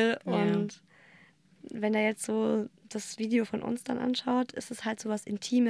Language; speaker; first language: German; native; German